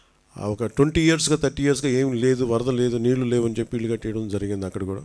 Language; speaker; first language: Telugu; native; Telugu